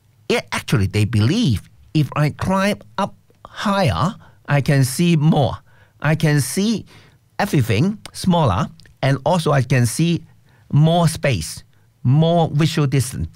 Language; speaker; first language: English; non-native, local second language; Cantonese